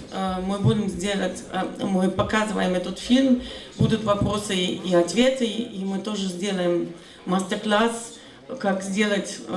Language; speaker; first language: Russian; non-native, fluent; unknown